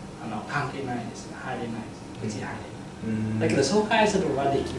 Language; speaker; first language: Japanese; non-native, learner; Vietnamese